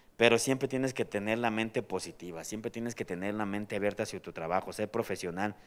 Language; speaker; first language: Spanish; native; Spanish